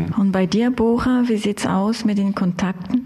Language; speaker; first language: German; native; German